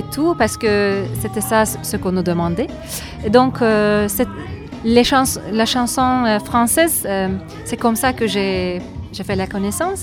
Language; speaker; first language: French; non-native, fluent; Turkish